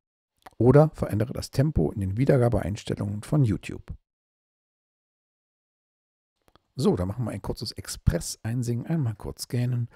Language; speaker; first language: German; native; German